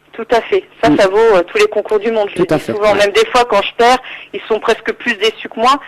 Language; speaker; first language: French; native; French